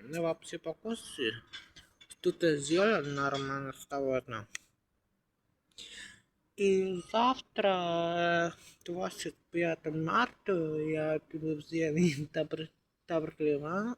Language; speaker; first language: Russian; non-native, learner; Uzbek